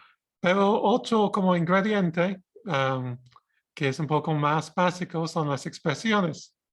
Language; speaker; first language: Spanish; non-native, fluent; English